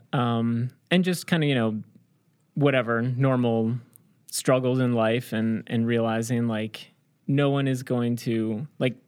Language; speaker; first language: English; early bilingual, other home language; Arabic